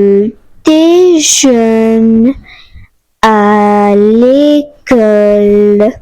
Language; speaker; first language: French; non-native, fluent; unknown